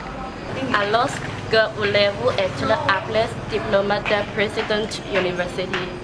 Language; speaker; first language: French; non-native, learner; Indonesian